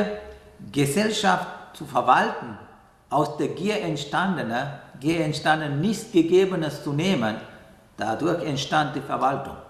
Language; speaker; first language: German; non-native, fluent; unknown